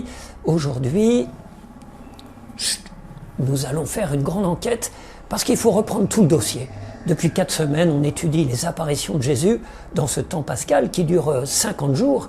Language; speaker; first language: French; native; French